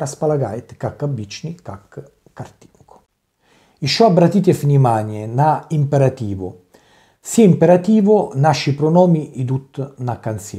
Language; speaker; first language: Russian; non-native, learner; Italian